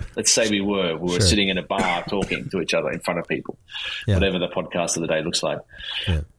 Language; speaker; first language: English; native; English